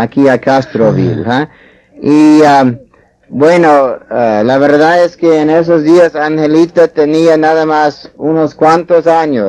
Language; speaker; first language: Spanish; non-native, fluent; English